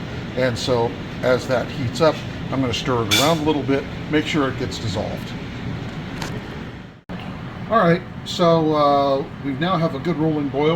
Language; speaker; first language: English; native; English